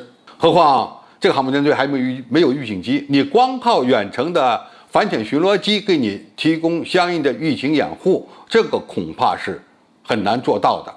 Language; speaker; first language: Chinese; native; Chinese